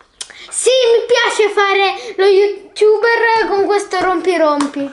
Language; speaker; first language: Italian; non-native, fluent; Russian